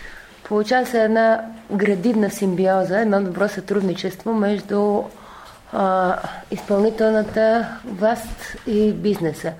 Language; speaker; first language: Bulgarian; native; Bulgarian